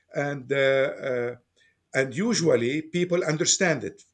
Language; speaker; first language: English; non-native, fluent; Arabic